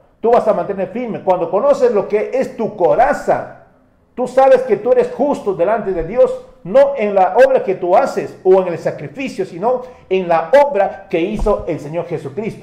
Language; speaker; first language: Spanish; native; Spanish